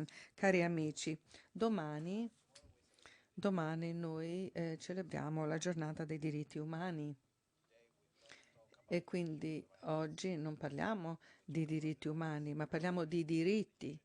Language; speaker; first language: Italian; non-native, fluent; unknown